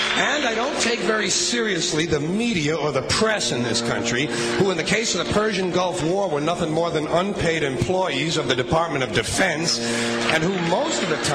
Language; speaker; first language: English; native; English